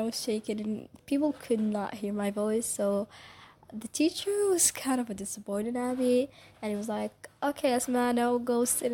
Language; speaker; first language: English; non-native, fluent; Somali